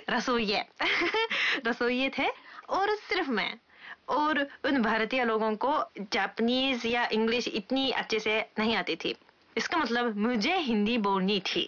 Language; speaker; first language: Hindi; non-native, fluent; Japanese